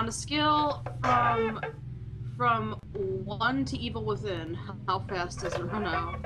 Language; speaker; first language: English; native; English